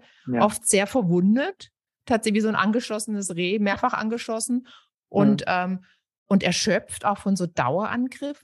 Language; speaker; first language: German; native; German